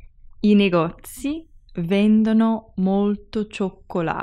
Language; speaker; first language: Italian; non-native, learner; English